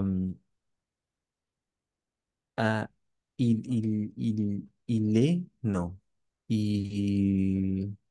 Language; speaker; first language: French; non-native, learner; English